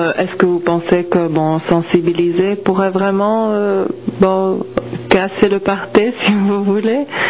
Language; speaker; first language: French; native; French